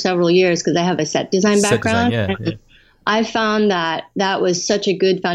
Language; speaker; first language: English; native; English